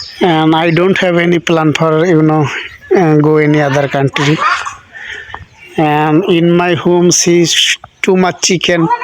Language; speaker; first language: English; non-native, learner; Bangla